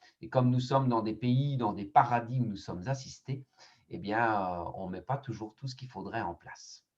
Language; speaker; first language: French; native; French